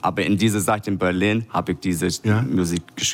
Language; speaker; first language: German; non-native, fluent; English